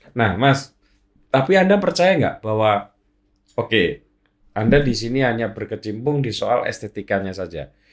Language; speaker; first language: Indonesian; native; Indonesian